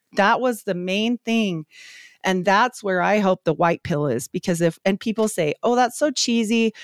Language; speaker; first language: English; native; English